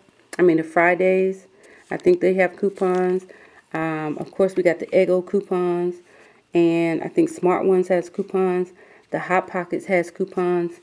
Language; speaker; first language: English; native; English